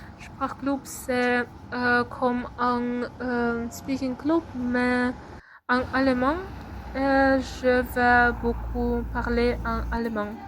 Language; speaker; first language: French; non-native, learner; Ukrainian